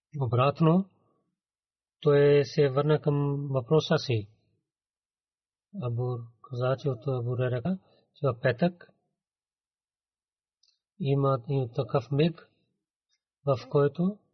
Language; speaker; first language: Bulgarian; non-native, learner; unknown